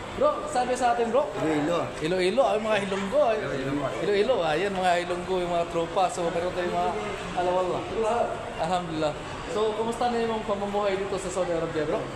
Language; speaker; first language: Filipino; non-native, local second language; Cebuano